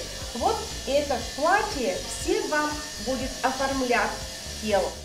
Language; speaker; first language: Russian; non-native, learner; Bulgarian